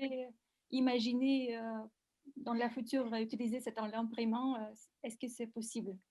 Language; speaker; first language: French; non-native, learner; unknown